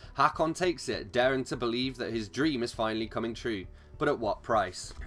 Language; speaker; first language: English; native; English